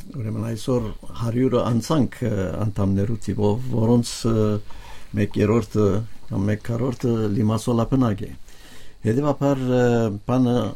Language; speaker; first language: Armenian; native; Armenian